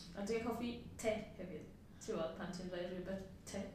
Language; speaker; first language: Welsh; non-native, learner; Spanish